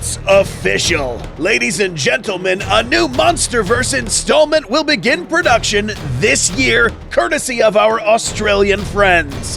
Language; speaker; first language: English; native; English